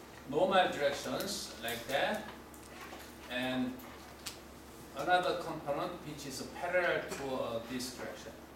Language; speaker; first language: English; non-native, fluent; Korean